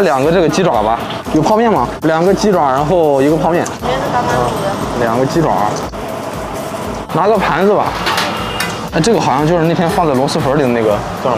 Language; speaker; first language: Chinese; native; Chinese